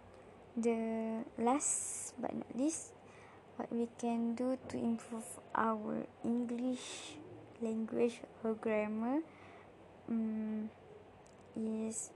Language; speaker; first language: English; non-native, learner; Malay